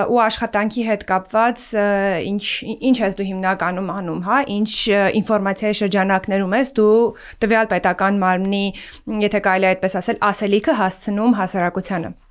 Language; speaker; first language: Armenian; native; Armenian